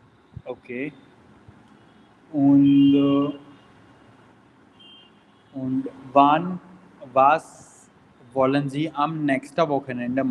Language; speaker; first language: German; non-native, learner; Hindi